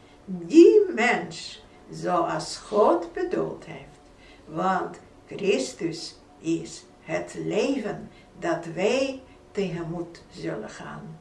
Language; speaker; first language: Dutch; non-native, fluent; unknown